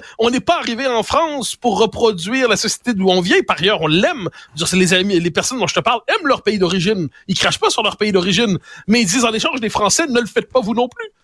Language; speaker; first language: French; native; French